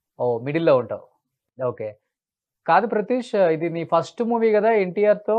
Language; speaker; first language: Telugu; native; Telugu